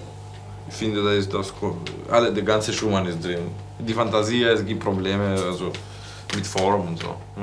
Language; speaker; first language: German; non-native, fluent; Greek